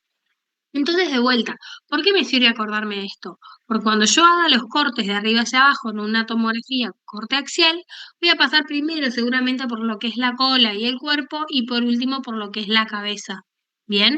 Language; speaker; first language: Spanish; native; Spanish